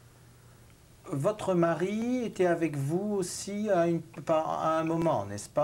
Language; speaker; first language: French; native; French